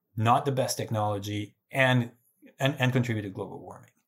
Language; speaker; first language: English; non-native, fluent; Spanish